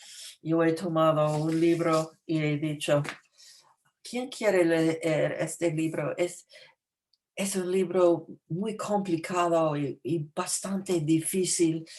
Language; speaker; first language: Spanish; non-native, fluent; English